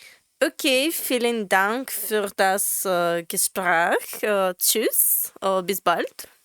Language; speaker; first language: German; non-native, learner; Latvian